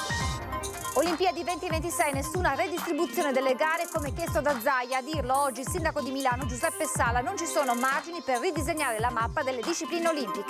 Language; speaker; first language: Italian; native; Italian